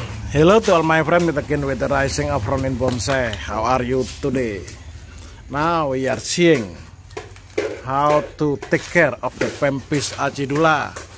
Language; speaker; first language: English; non-native, learner; Indonesian